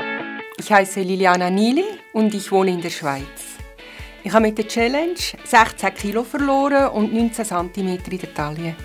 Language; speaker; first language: German; non-native, fluent; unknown